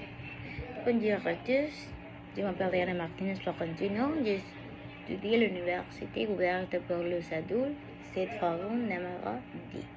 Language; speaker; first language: French; non-native, learner; Spanish